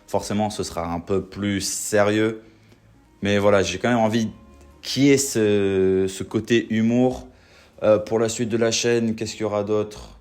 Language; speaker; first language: French; native; French